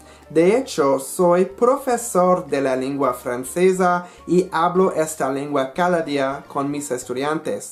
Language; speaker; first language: Spanish; non-native, learner; English